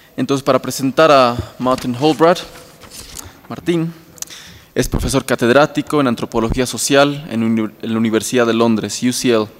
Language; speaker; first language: Spanish; native; Spanish